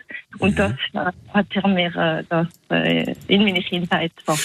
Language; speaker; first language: German; non-native, local second language; French